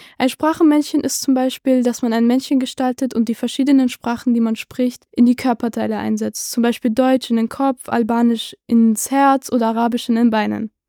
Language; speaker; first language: German; native; German